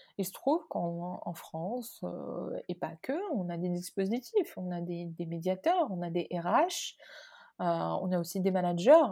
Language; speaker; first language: French; non-native, local second language; Arabic